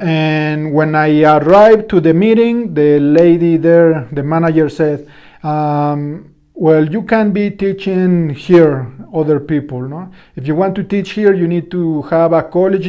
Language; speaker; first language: English; non-native, fluent; Spanish